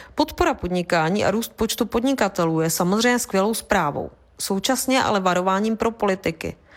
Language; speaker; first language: Czech; native; Czech